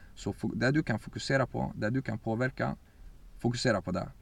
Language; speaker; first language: Swedish; early bilingual, other home language; Kurdish